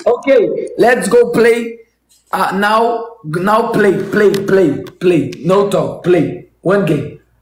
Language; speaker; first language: English; non-native, learner; Portuguese